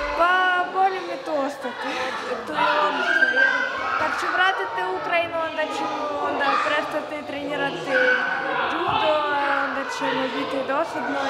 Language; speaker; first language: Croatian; non-native, learner; Ukrainian